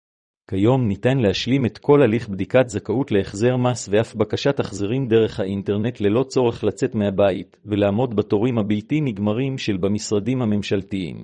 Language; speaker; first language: Hebrew; native; Hebrew